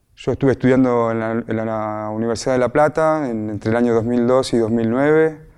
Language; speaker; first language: Spanish; native; Spanish